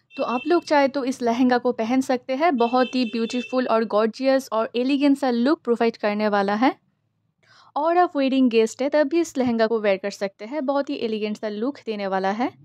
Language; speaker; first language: Hindi; non-native, local second language; Bangla